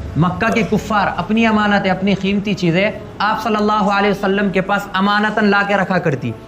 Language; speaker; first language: Urdu; native; Urdu